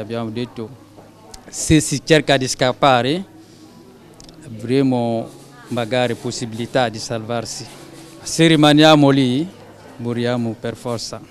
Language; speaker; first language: Italian; non-native, learner; French